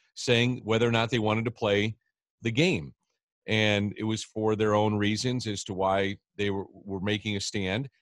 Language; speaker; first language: English; native; English